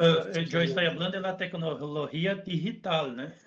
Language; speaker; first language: Spanish; non-native, learner; Portuguese